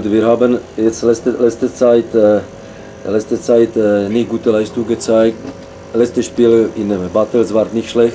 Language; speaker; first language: German; non-native, learner; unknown